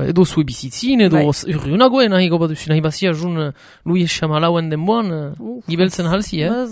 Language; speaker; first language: Basque; native; Basque